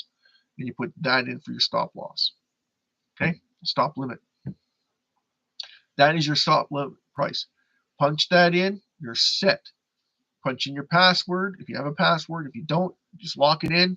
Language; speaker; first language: English; native; English